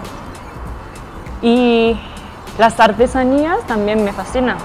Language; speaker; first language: Spanish; non-native, fluent; Japanese